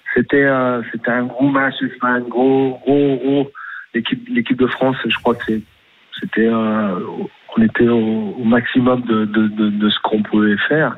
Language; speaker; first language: French; native; French